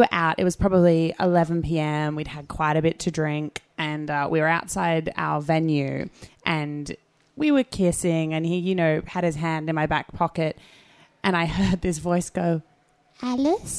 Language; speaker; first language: English; native; English